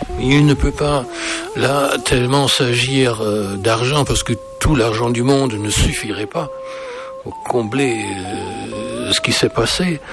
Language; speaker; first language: French; native; French